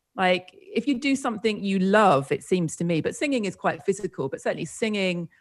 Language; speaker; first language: English; native; English